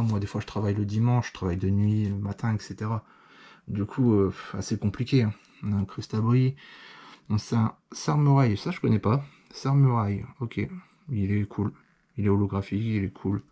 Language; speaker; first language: French; native; French